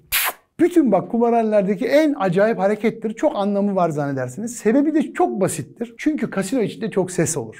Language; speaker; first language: Turkish; native; Turkish